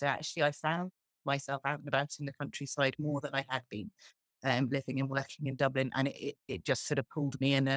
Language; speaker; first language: English; native; English